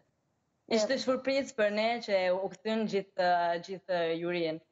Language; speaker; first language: Albanian; early bilingual, heritage; Albanian